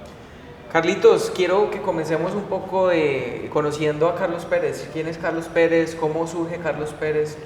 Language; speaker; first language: Spanish; native; Spanish